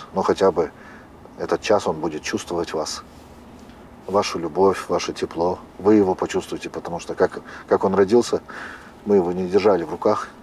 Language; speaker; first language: Russian; native; Russian